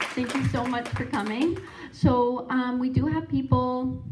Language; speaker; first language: English; native; English